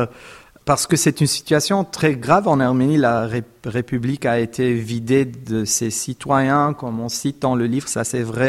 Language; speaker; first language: French; non-native, fluent; Armenian